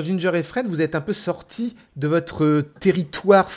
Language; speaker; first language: French; native; French